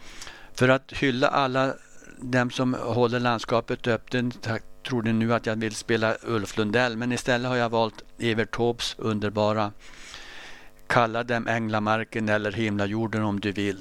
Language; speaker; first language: Swedish; native; Swedish